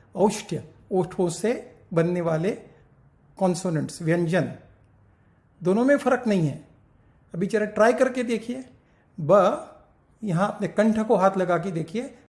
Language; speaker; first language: Hindi; non-native, local second language; Marathi